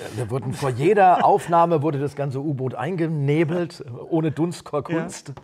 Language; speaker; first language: German; native; German